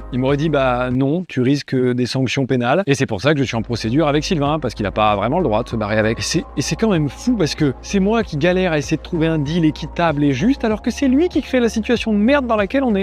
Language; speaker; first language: French; native; French